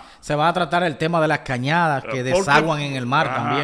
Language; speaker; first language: Spanish; native; Spanish